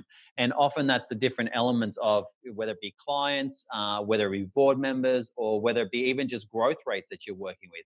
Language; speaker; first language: English; native; English